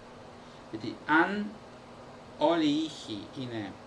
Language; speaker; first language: Greek; non-native, fluent; Italian